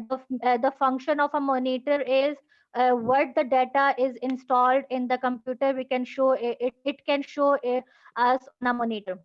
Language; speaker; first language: English; non-native, local second language; Urdu